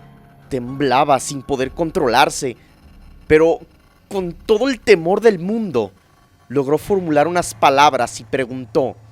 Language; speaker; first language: Spanish; native; Spanish